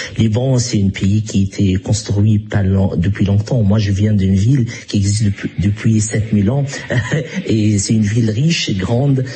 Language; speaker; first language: French; non-native, fluent; Arabic